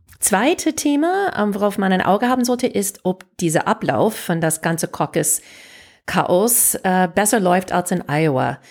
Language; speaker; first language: German; non-native, fluent; English